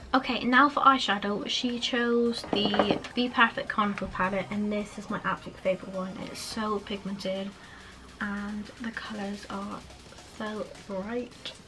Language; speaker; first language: English; native; English